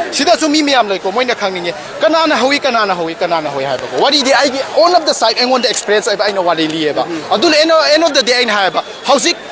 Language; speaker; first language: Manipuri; native; Manipuri